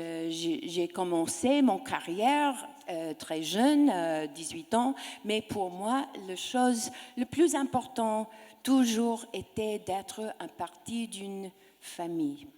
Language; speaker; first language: French; non-native, learner; English